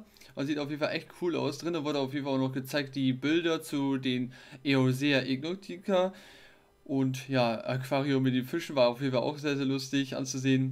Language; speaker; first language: German; native; German